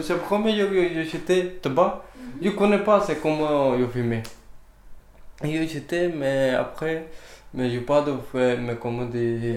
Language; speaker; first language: French; non-native, learner; Punjabi